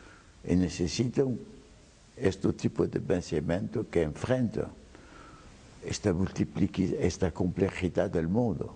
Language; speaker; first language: Spanish; non-native, fluent; French